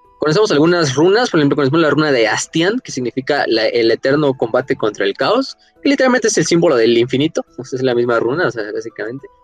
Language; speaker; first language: Spanish; native; Spanish